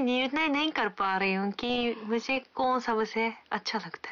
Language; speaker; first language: Hindi; non-native, fluent; Japanese